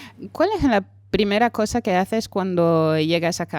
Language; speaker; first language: Spanish; non-native, fluent; French